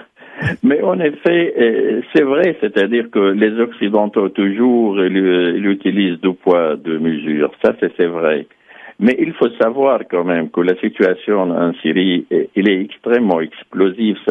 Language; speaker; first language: French; non-native, fluent; Arabic